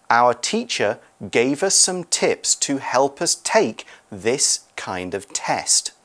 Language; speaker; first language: English; native; English